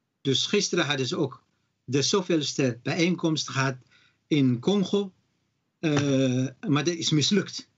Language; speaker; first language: Dutch; non-native, fluent; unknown